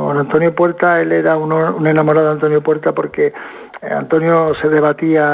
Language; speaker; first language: Spanish; native; Spanish